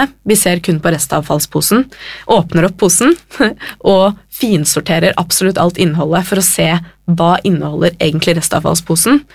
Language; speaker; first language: Norwegian; native; Norwegian